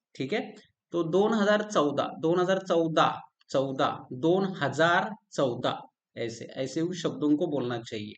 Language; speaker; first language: Hindi; non-native, local second language; Marathi